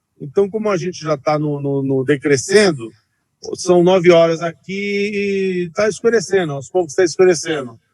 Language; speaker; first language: Portuguese; native; Portuguese